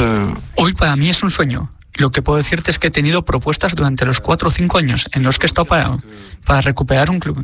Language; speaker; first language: Spanish; non-native, fluent; French